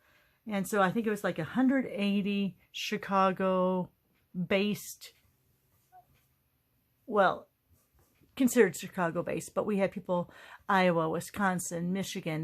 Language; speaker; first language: English; native; English